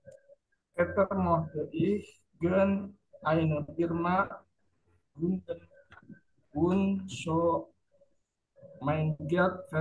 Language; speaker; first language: German; non-native, learner; Indonesian